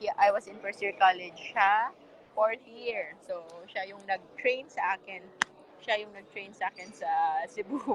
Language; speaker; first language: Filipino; non-native, local second language; Hiligaynon